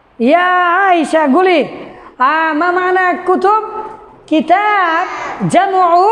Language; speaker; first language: Arabic; non-native, fluent; Bangla